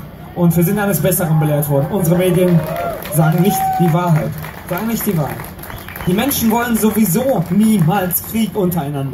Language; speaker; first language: German; native; German